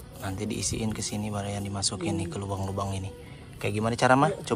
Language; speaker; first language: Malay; non-native, local second language; Sundanese